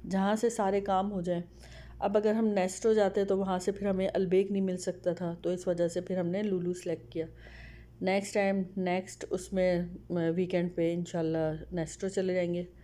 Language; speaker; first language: Urdu; native; Urdu